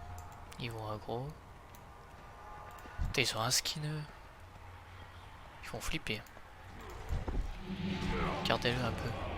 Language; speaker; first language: French; native; French